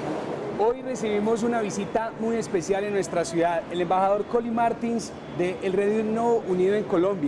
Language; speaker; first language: Spanish; native; Spanish